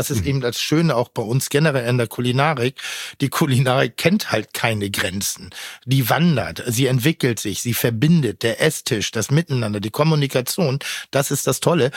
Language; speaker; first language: German; native; German